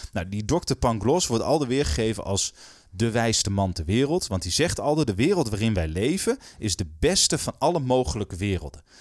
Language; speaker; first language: Dutch; native; Dutch